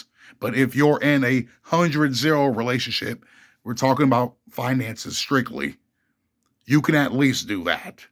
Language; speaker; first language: English; native; English